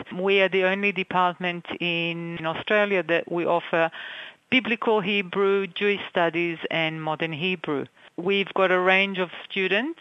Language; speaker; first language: English; non-native, fluent; Hebrew